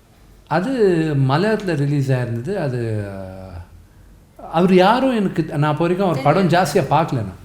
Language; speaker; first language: Tamil; non-native, local second language; Telugu